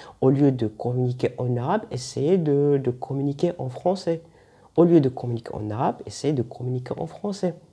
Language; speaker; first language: French; non-native, local second language; Arabic